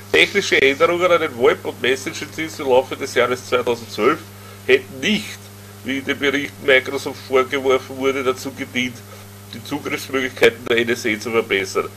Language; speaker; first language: German; native; German